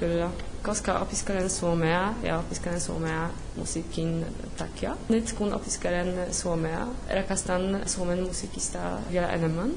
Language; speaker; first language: Finnish; non-native, learner; Polish